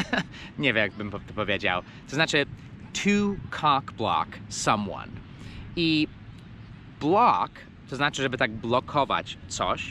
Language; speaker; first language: Polish; non-native, fluent; English